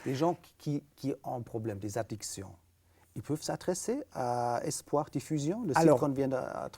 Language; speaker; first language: French; native; French